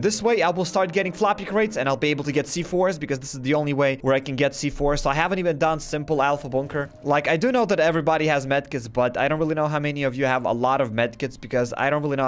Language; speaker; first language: English; non-native, fluent; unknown